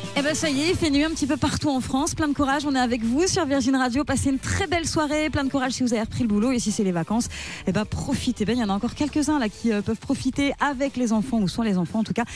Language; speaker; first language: French; native; French